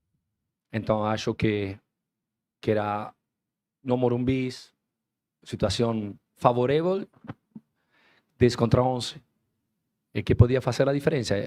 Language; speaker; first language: Portuguese; non-native, fluent; Spanish